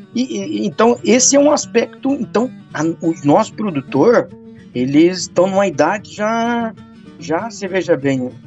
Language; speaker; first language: Portuguese; native; Portuguese